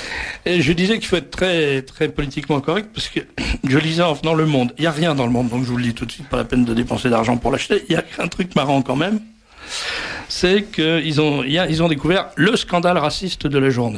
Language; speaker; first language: French; native; French